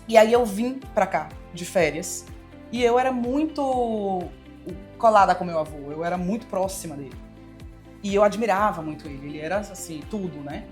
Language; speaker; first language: Portuguese; early bilingual, heritage; Portuguese